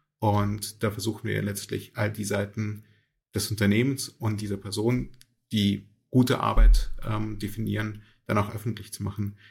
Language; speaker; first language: German; early bilingual, other home language; Russian